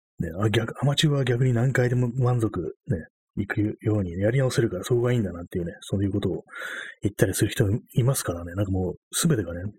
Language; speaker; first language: Japanese; native; Japanese